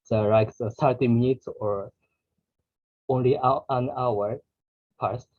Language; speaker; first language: English; non-native, learner; Japanese